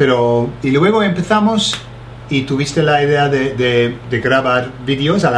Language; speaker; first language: Spanish; non-native, fluent; English